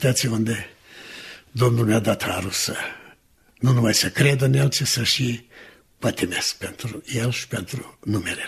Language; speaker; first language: Romanian; native; Romanian